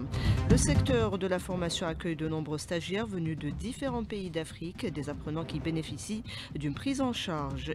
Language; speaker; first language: French; non-native, local second language; Arabic